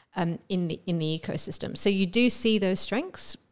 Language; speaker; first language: English; native; English